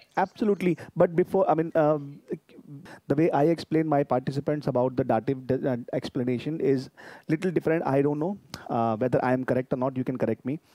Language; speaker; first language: English; non-native, local second language; Hindi